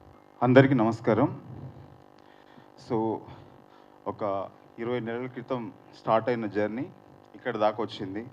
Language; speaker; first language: Telugu; native; Telugu